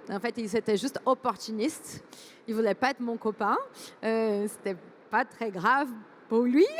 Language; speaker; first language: French; non-native, fluent; Portuguese